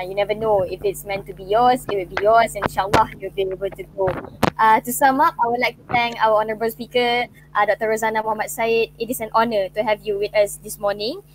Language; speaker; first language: English; non-native, local second language; Malay